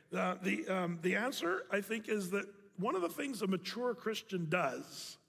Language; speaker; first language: English; native; English